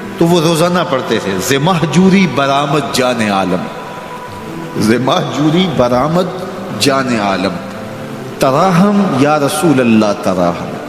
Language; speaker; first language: Urdu; non-native, local second language; Punjabi